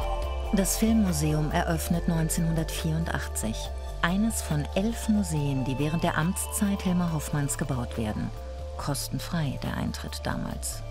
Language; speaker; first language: German; native; German